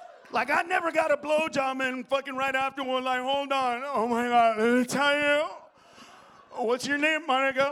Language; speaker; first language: English; early bilingual, other home language; Spanish